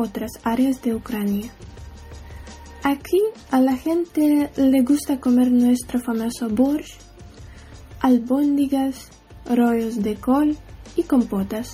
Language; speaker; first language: Spanish; non-native, learner; Ukrainian